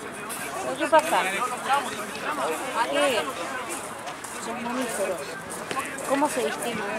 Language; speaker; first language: Spanish; native; Spanish